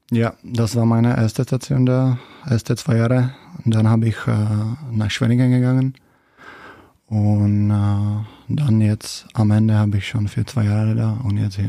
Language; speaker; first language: German; non-native, learner; Czech